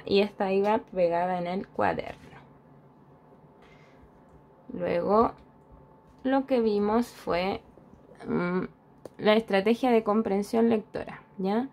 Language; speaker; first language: Spanish; native; Spanish